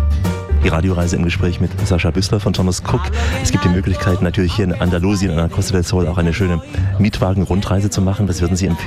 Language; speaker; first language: German; native; German